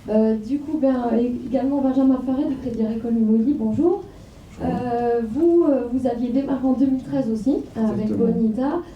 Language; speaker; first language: French; native; French